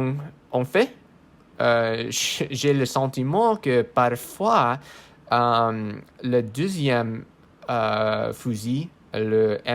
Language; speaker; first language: French; non-native, learner; English